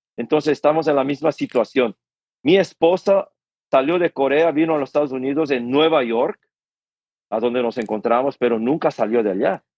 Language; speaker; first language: Spanish; non-native, fluent; Korean